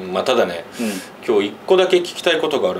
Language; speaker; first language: Japanese; native; Japanese